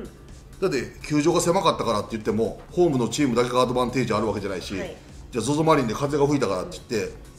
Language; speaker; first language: Japanese; native; Japanese